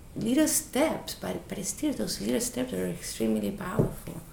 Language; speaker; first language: English; non-native, fluent; Spanish